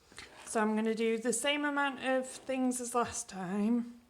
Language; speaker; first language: English; native; English